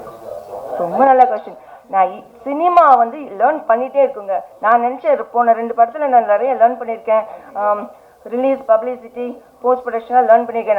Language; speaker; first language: Tamil; non-native, learner; English